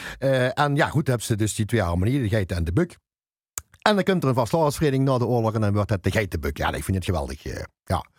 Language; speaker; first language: Dutch; native; Dutch